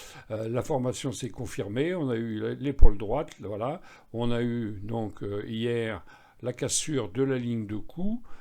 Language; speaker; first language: French; native; French